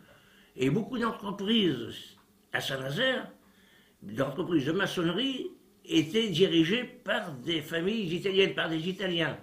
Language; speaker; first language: French; early bilingual, other home language; Italian